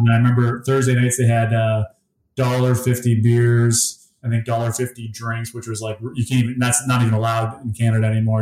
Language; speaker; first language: English; native; English